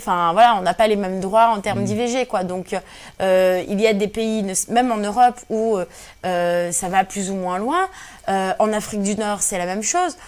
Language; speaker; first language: French; early bilingual, other home language; Kabyle